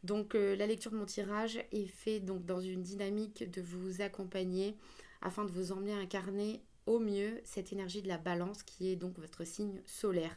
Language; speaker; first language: French; native; French